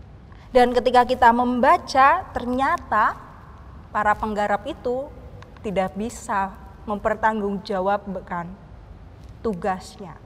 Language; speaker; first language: Indonesian; native; Indonesian